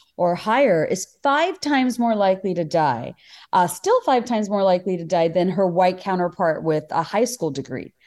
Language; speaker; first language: English; non-native, local second language; Bangla